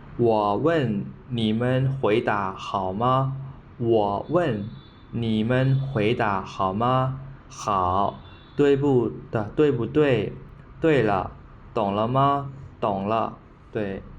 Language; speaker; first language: Chinese; non-native, learner; Khmer